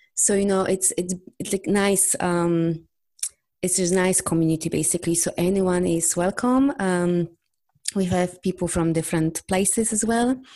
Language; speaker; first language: English; non-native, fluent; Polish